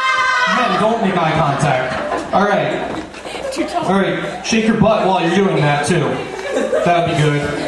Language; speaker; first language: English; native; English